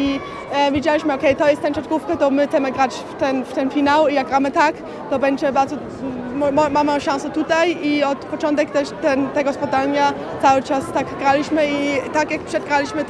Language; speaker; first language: Polish; early bilingual, heritage; Polish